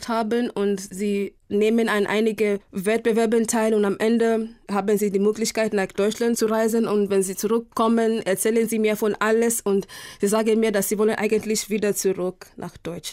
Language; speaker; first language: German; non-native, fluent; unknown